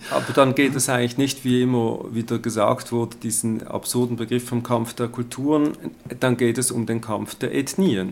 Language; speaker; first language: German; native; German